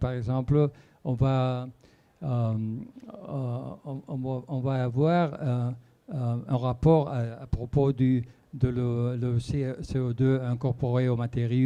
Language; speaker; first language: French; non-native, fluent; Spanish